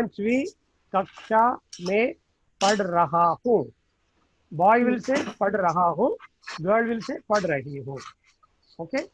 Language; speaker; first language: Hindi; non-native, learner; Tamil